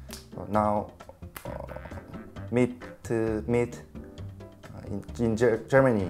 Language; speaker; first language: English; non-native, learner; Korean